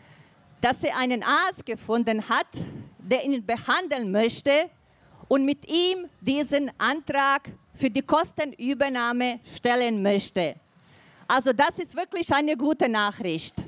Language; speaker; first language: German; non-native, fluent; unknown